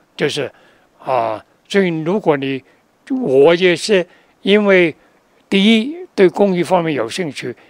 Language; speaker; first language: Chinese; non-native, local second language; Cantonese